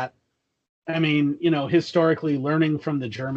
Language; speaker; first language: English; native; English